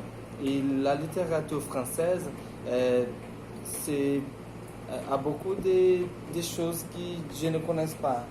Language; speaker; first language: French; non-native, learner; Portuguese